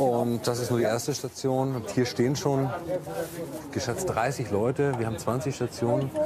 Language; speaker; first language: German; native; German